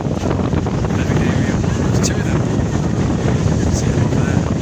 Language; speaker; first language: English; native; English